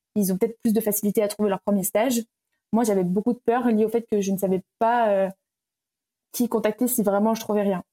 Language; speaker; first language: French; early bilingual, other home language; Romanian